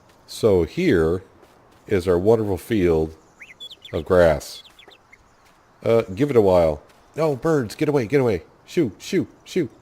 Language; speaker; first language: English; native; English